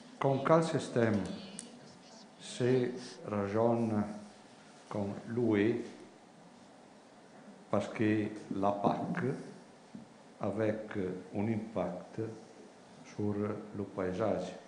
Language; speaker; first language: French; non-native, learner; Italian